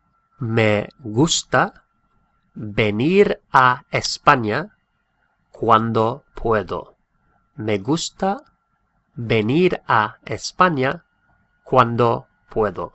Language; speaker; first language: Spanish; non-native, fluent; English